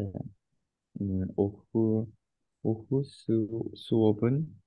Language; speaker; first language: Korean; non-native, learner; Japanese